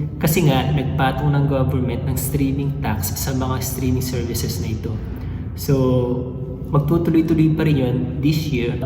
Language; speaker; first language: Filipino; native; Filipino